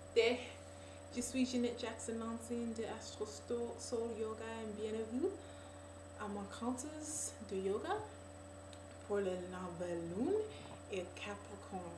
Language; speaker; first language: French; non-native, learner; English